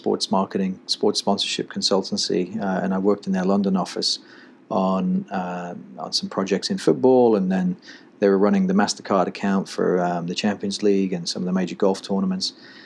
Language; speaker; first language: English; native; English